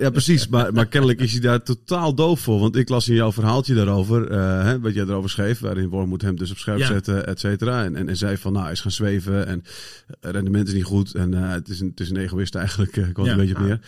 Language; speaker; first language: Dutch; native; Dutch